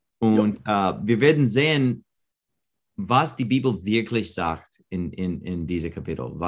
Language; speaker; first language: German; non-native, learner; English